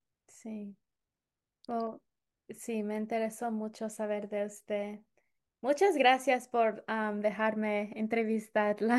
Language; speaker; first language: Spanish; non-native, fluent; English